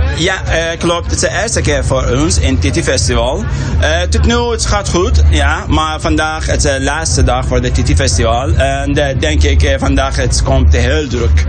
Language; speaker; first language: Dutch; non-native, learner; Persian